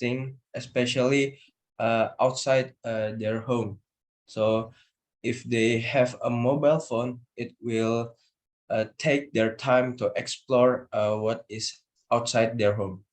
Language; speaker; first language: English; non-native, learner; Indonesian